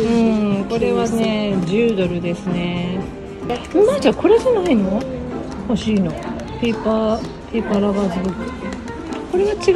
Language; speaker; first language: Japanese; native; Japanese